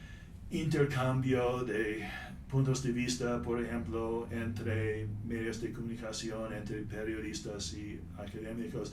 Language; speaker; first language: Spanish; non-native, fluent; English